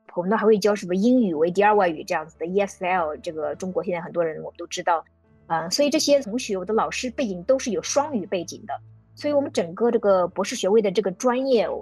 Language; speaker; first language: Chinese; native; Chinese